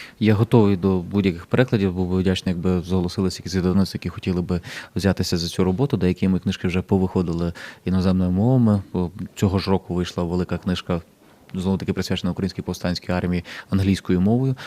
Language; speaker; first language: Ukrainian; native; Ukrainian